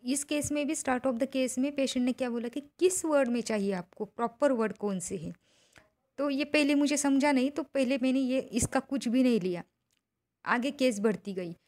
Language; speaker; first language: Hindi; non-native, local second language; Marathi